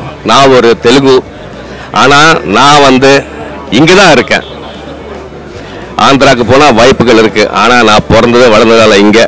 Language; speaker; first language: Tamil; non-native, local second language; Telugu